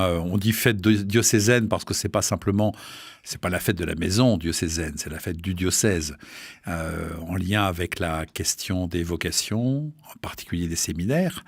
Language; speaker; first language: French; native; French